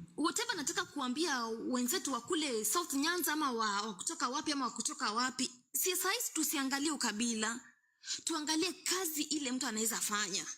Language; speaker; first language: Swahili; non-native, local second language; Luo (Kenya and Tanzania)